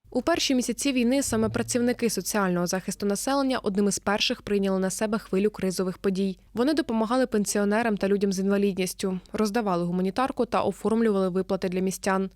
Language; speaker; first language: Ukrainian; native; Ukrainian